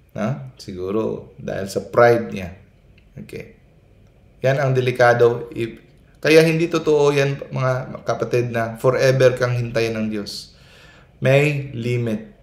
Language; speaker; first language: Filipino; non-native, local second language; Cebuano